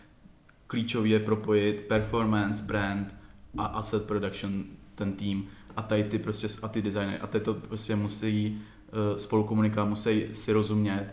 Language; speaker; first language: Czech; native; Czech